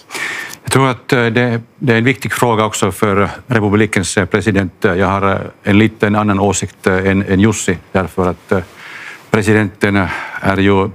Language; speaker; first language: Swedish; non-native, local second language; Finnish